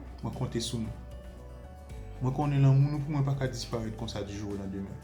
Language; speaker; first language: French; non-native, local second language; Haitian Creole